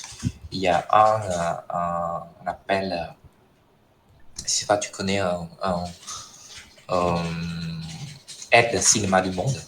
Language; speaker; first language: French; non-native, fluent; Khmer